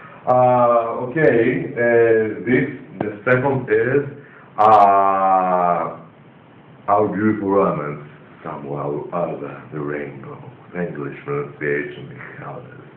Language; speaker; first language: English; non-native, learner; Greek